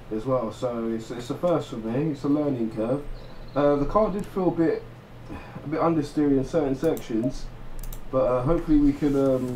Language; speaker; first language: English; native; English